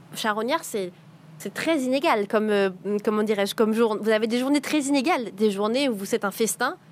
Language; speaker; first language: French; native; French